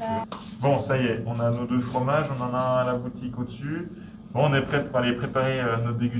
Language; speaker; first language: French; native; French